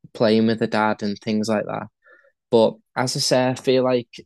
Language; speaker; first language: English; native; English